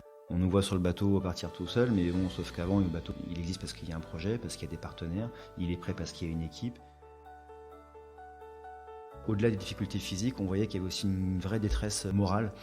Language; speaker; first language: French; native; French